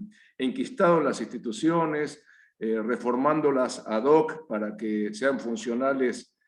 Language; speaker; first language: Spanish; native; Spanish